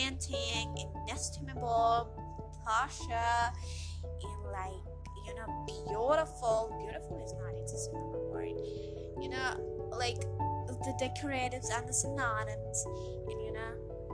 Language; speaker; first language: English; native; English